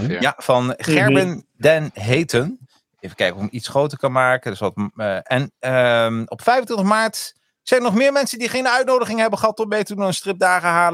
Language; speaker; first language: Dutch; native; Dutch